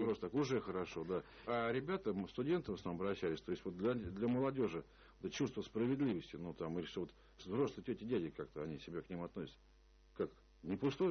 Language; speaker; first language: Russian; native; Russian